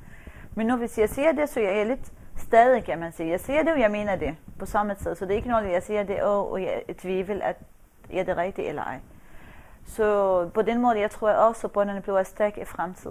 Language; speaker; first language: Danish; non-native, fluent; Arabic